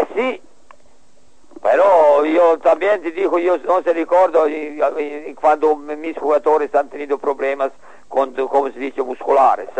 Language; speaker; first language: Spanish; non-native, learner; Serbian